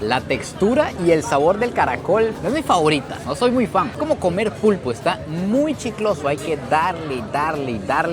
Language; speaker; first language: Spanish; native; Spanish